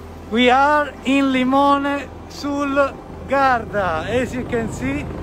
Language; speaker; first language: English; non-native, fluent; Italian